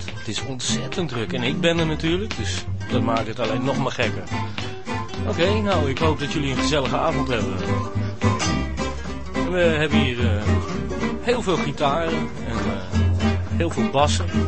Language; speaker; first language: Dutch; native; Dutch